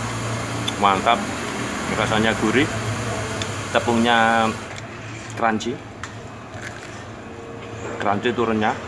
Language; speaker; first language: Indonesian; native; Indonesian